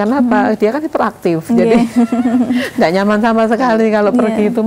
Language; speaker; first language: Indonesian; native; Indonesian